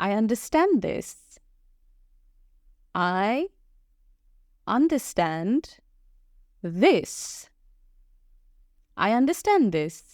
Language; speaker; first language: English; non-native, fluent; Hindi